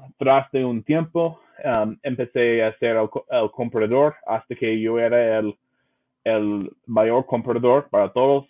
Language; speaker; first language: Spanish; non-native, fluent; English